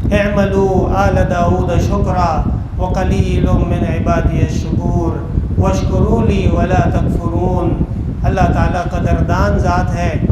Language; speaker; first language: Urdu; non-native, local second language; Pashto